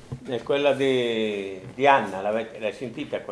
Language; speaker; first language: Italian; non-native, local second language; Sardinian